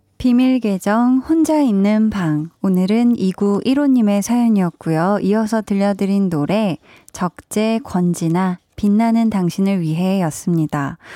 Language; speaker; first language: Korean; native; Korean